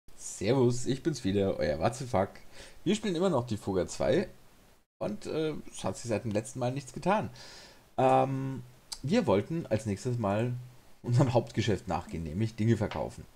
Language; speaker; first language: German; native; German